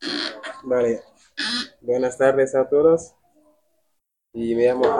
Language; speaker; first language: Spanish; non-native, learner; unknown